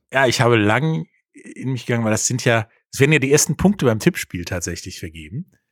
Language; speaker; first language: German; native; German